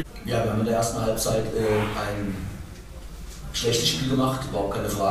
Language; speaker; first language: German; native; German